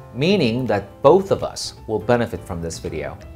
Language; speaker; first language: English; non-native, fluent; Korean